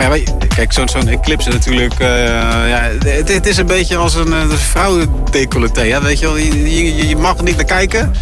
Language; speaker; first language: Dutch; native; Dutch